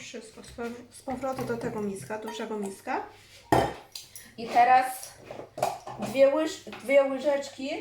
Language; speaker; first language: Polish; non-native, learner; Chinese